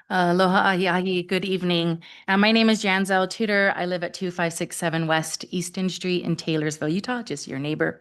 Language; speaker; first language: English; native; English